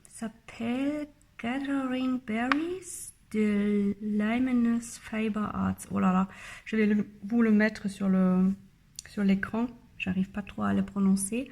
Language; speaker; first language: French; non-native, learner; German